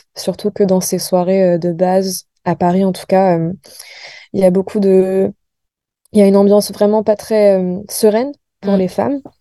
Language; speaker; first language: French; native; French